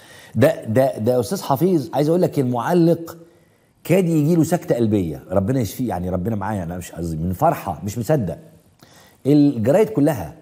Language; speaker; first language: Arabic; native; Arabic